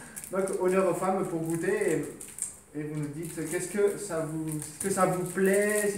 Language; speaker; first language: French; native; French